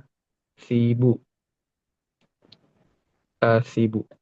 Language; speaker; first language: Arabic; non-native, fluent; Indonesian